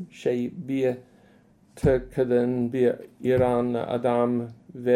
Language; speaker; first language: Turkish; non-native, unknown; English